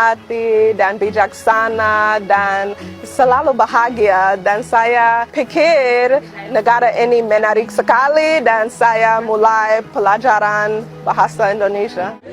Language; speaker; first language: Indonesian; non-native, learner; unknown